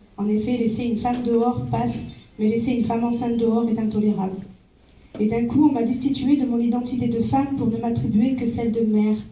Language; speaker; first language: French; early bilingual, other home language; Arabic